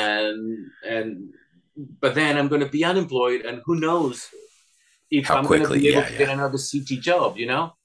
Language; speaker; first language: English; non-native, fluent; Spanish